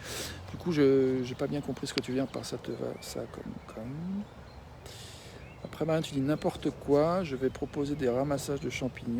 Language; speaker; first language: French; native; French